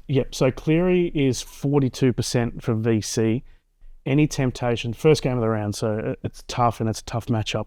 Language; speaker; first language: English; native; English